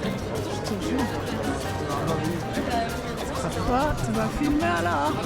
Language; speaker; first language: French; non-native, local second language; Kinyarwanda